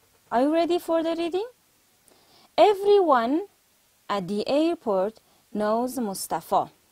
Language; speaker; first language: English; non-native, fluent; Persian